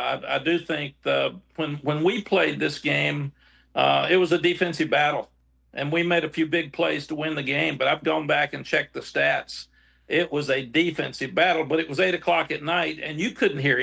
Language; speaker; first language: English; native; English